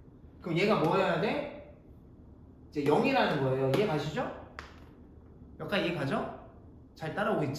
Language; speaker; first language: Korean; native; Korean